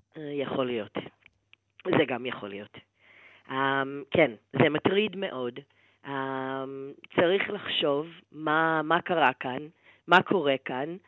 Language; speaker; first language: Hebrew; non-native, fluent; English